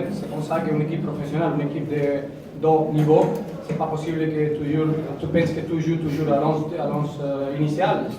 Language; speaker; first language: French; non-native, fluent; Spanish